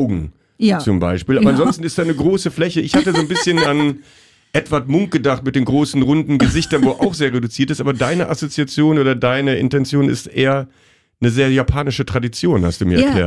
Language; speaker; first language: German; native; German